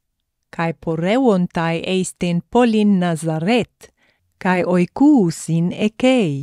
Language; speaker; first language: Greek; non-native, fluent; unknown